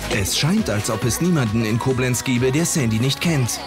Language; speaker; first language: German; native; German